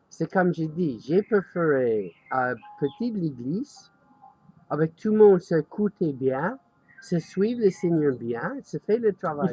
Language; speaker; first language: French; non-native, learner; English